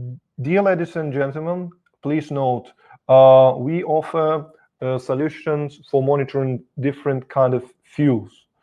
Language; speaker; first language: English; non-native, fluent; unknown